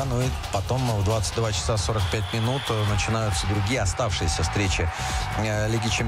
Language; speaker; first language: Russian; native; Russian